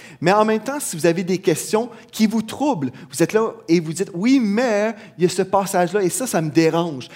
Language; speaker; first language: French; native; French